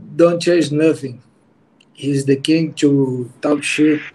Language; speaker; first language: English; non-native, learner; Portuguese